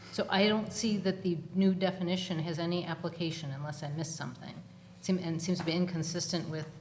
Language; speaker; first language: English; native; English